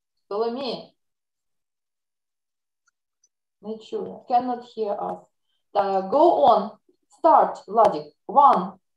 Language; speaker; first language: English; non-native, fluent; Ukrainian